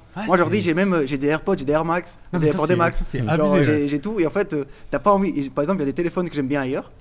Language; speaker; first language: French; non-native, fluent; Portuguese